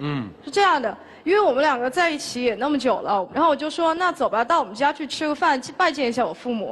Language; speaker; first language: Chinese; native; Chinese